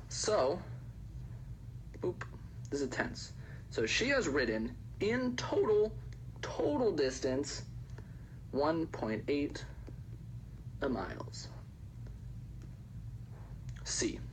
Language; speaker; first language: English; native; English